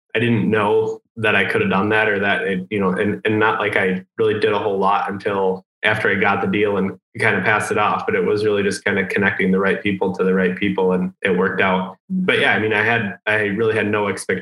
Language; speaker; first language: English; native; English